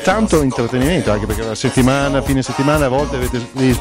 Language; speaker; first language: Italian; native; Italian